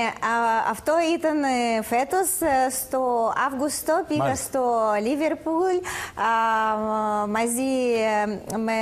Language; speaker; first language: Greek; non-native, learner; Russian